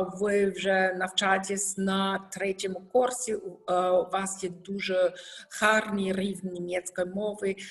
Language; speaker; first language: Ukrainian; non-native, learner; German